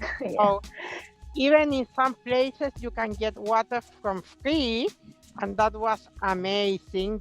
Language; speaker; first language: English; non-native, fluent; Spanish